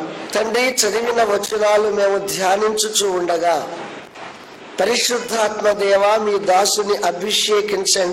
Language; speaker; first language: Telugu; native; Telugu